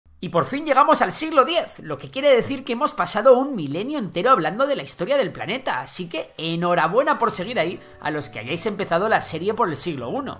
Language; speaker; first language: Spanish; native; Spanish